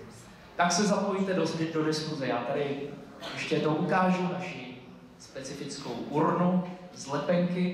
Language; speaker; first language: Czech; native; Czech